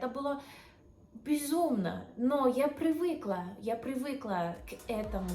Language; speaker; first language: Russian; non-native, learner; English